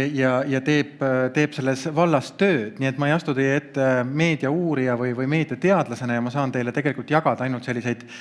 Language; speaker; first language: Estonian; native; Estonian